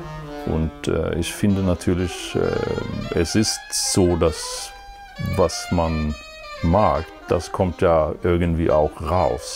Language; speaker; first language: German; non-native, fluent; Swedish